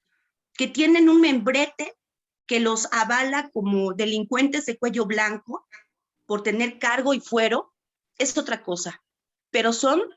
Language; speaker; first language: Spanish; native; Spanish